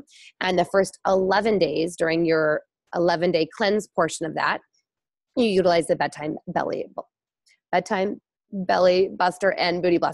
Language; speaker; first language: English; native; English